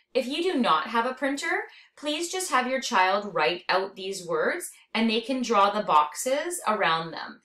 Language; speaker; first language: English; native; English